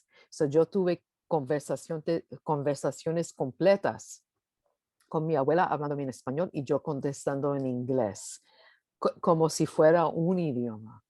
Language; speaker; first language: Spanish; early bilingual, heritage; English